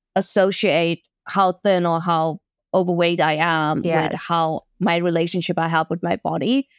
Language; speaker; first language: English; native; English